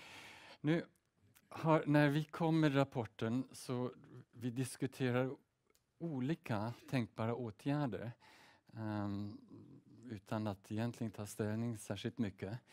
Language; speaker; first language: Swedish; early bilingual, heritage; Swedish